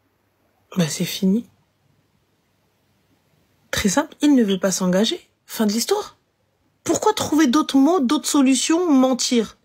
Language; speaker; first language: French; native; French